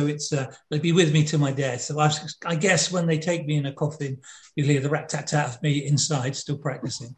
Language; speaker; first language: English; native; English